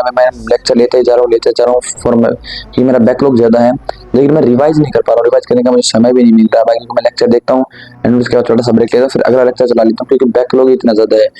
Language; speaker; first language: Hindi; native; Hindi